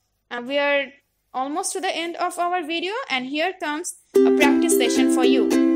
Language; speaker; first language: English; non-native, local second language; Bangla